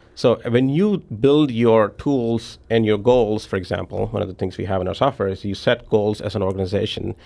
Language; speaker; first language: English; non-native, local second language; Hindi